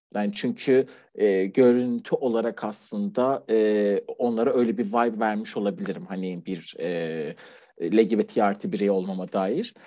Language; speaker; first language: Turkish; non-native, fluent; Persian